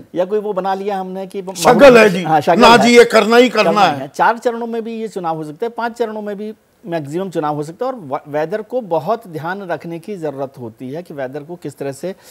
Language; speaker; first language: Hindi; native; Hindi